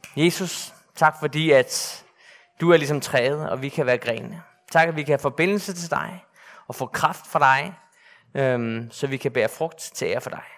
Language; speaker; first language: Danish; native; Danish